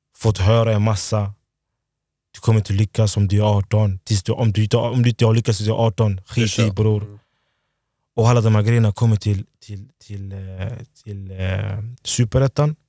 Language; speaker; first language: Swedish; early bilingual, other home language; Lingala